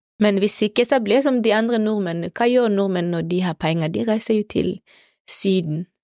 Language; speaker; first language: Norwegian; non-native, fluent; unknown